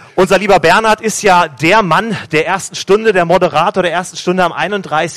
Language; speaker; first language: German; native; German